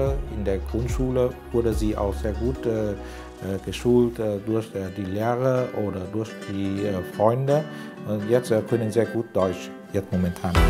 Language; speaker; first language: German; non-native, fluent; Vietnamese